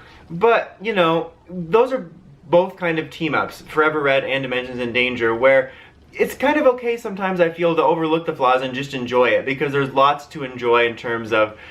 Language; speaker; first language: English; native; English